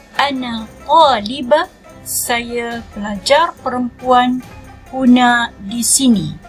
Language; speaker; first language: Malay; native; Malay